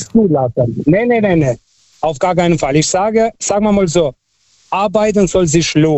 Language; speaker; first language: German; non-native, fluent; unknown